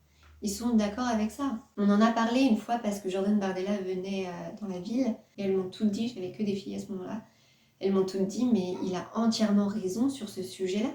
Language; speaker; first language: French; native; French